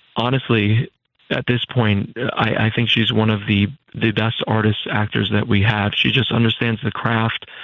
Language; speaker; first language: English; native; English